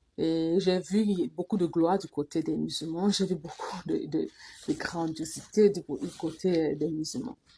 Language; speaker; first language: French; non-native, local second language; Duala